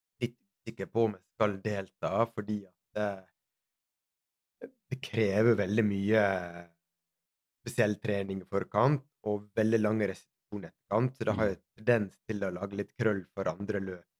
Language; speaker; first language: Norwegian; native; Norwegian